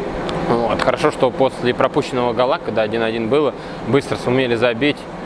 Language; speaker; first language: Russian; native; Russian